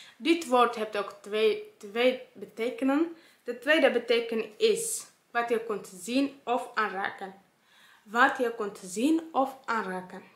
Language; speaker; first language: Dutch; non-native, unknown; Tigrinya